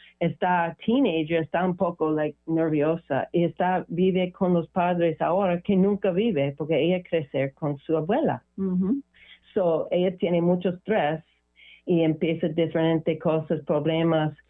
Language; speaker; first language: Spanish; non-native, learner; English